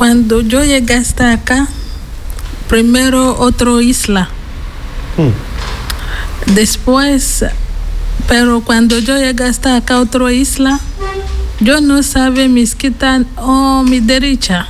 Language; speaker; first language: Spanish; non-native, learner; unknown